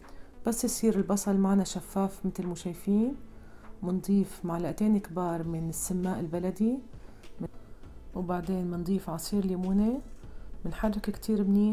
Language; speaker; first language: Arabic; native; Arabic